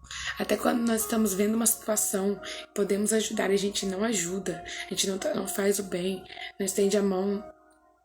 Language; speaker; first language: Portuguese; native; Portuguese